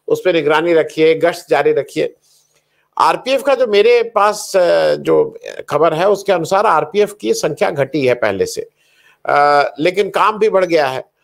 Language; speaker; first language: Hindi; native; Hindi